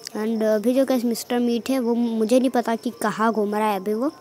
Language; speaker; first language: Hindi; non-native, local second language; Gujarati